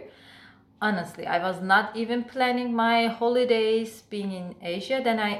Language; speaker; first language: English; non-native, fluent; Turkish